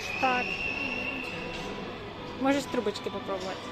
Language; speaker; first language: Ukrainian; native; Ukrainian